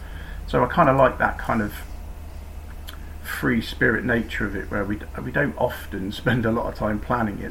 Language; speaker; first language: English; native; English